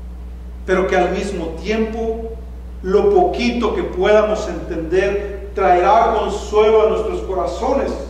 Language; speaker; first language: Spanish; native; Spanish